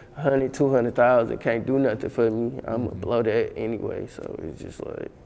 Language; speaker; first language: English; native; English